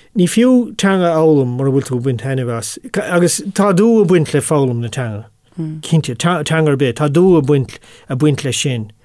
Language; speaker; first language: Irish; non-native, local second language; English